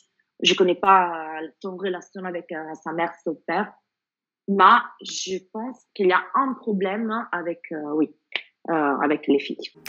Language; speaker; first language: French; non-native, fluent; Spanish